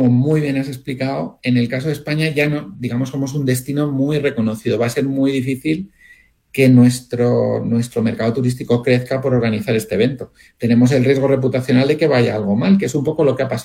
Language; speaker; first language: Spanish; native; Spanish